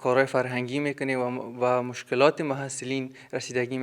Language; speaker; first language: Persian; native; Persian